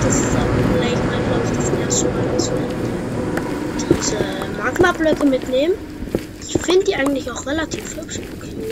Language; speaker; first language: German; native; German